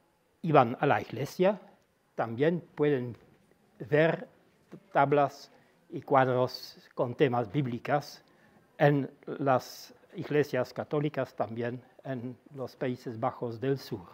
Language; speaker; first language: Spanish; non-native, fluent; Dutch